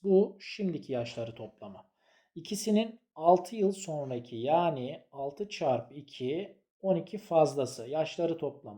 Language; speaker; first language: Turkish; native; Turkish